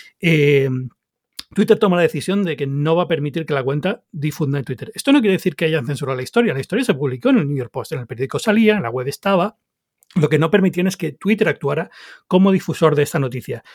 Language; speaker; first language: Spanish; native; Spanish